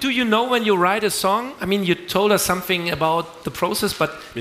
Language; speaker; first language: English; non-native, fluent; German